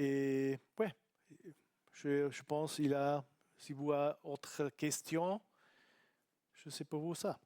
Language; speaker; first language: French; non-native, learner; Italian